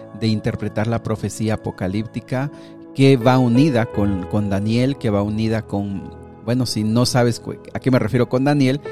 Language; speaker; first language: Spanish; native; Spanish